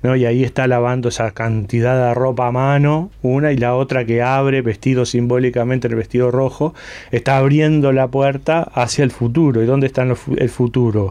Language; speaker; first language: Spanish; native; Spanish